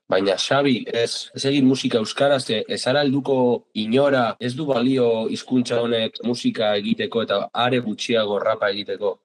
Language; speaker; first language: Basque; native; Basque